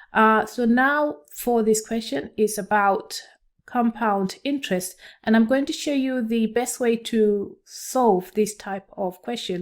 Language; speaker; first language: English; non-native, local second language; Swahili